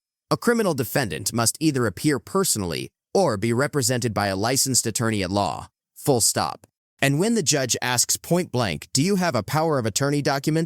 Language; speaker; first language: English; native; English